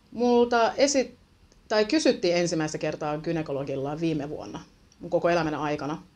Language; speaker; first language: Finnish; early bilingual, other home language; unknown